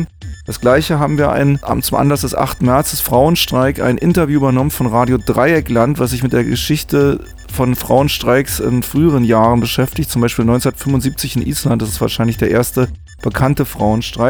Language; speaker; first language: German; native; German